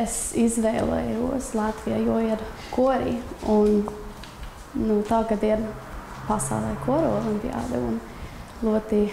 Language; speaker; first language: Latvian; non-native, learner; English